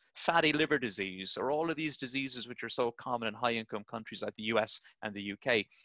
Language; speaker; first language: English; native; English